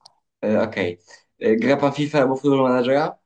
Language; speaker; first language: Polish; native; Polish